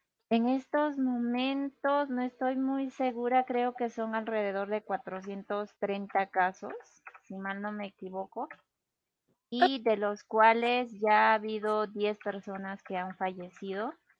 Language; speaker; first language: Spanish; native; Spanish